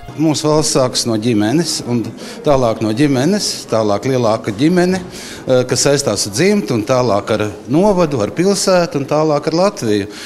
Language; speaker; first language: Latvian; native; Latvian